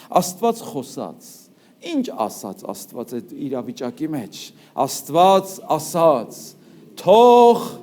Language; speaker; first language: Armenian; native; Armenian